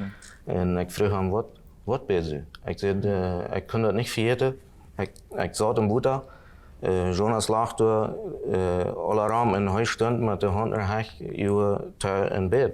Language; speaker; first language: German; non-native, local second language; Plautdietsch